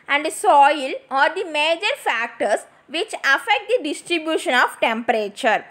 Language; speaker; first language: English; non-native, local second language; Tamil